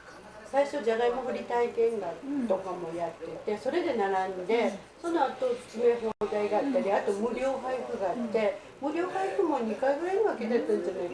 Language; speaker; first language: Japanese; native; Japanese